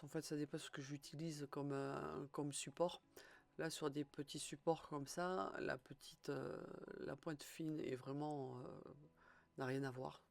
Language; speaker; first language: French; native; French